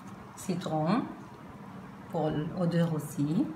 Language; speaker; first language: French; non-native, fluent; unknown